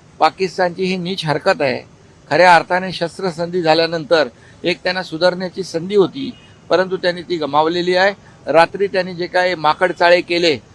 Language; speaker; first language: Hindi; non-native, local second language; Marathi